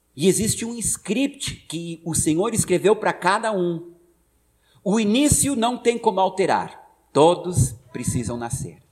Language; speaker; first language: Portuguese; non-native, fluent; English